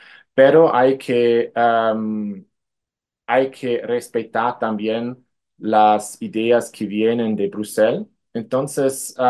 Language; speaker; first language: Spanish; non-native, fluent; German